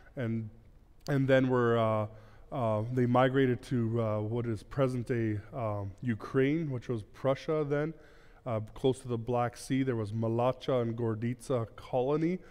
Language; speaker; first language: English; early bilingual, other home language; Plautdietsch